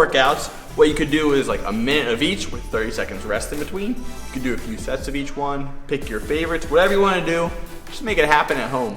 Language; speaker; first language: English; native; English